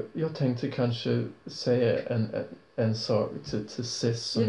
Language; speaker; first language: Swedish; non-native, fluent; English